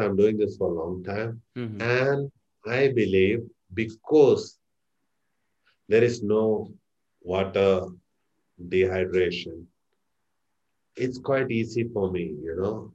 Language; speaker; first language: English; non-native, local second language; Malayalam